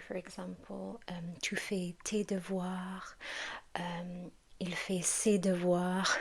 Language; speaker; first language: French; non-native, learner; English